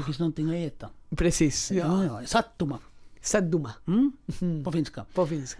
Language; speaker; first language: Swedish; native; Swedish